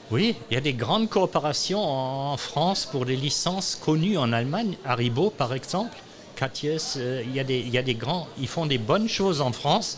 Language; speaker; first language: French; non-native, learner; German